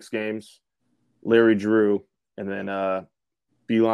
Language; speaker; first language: English; native; English